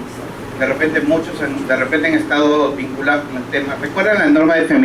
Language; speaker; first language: Spanish; native; Spanish